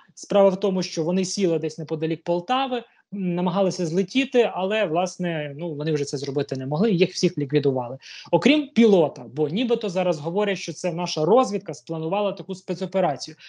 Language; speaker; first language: Ukrainian; native; Ukrainian